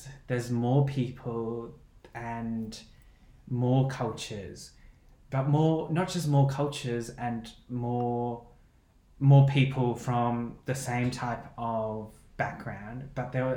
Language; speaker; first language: English; native; English